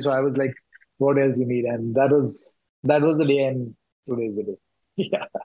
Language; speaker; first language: English; non-native, local second language; Malayalam